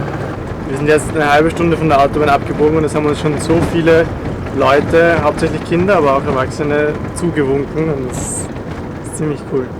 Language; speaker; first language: German; native; German